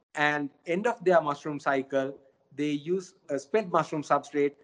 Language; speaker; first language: English; non-native, local second language; Sinhala